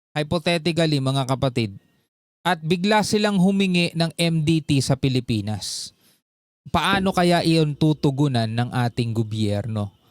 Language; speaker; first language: Filipino; native; Filipino